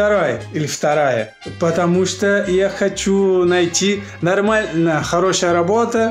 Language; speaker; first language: Russian; non-native, learner; Portuguese